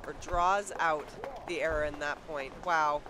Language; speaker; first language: English; native; English